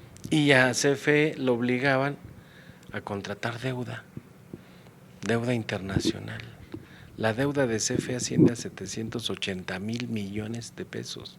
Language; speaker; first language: Spanish; native; Spanish